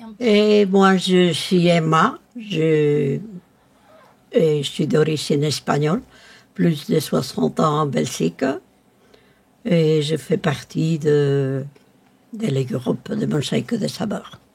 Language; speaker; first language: French; non-native, local second language; Spanish